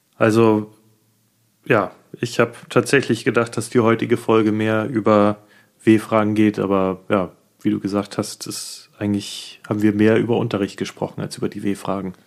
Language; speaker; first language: German; native; German